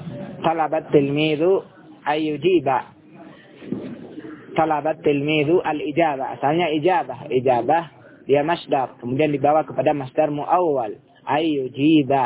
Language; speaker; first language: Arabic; non-native, fluent; Indonesian